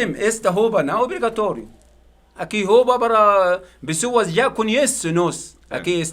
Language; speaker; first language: Portuguese; non-native, learner; Arabic